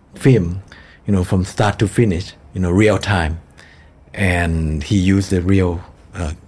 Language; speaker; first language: English; non-native, fluent; Thai